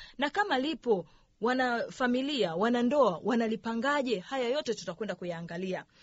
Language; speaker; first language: Swahili; native; Swahili